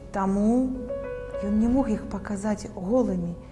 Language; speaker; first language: Belarusian; native; Belarusian